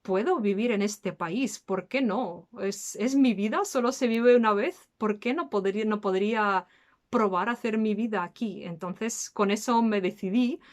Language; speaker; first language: Spanish; early bilingual, other home language; Russian